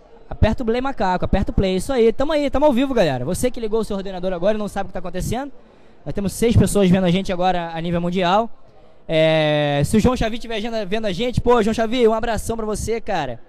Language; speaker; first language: Portuguese; native; Portuguese